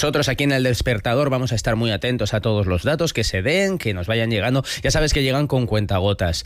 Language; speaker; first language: Spanish; native; Spanish